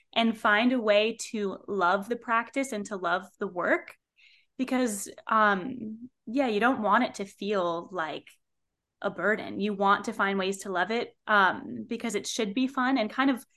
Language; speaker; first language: English; native; English